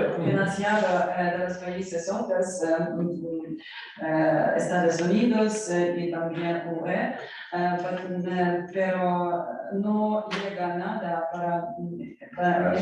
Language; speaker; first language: Spanish; non-native, learner; Ukrainian